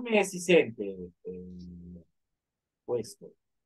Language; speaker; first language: Italian; non-native, fluent; Arabic